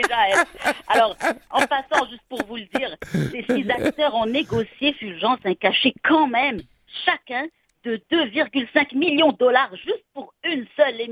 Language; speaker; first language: French; native; French